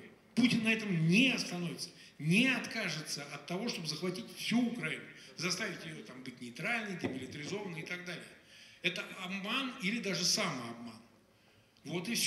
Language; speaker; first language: Russian; native; Russian